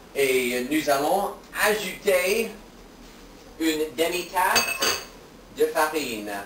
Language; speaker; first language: French; non-native, fluent; English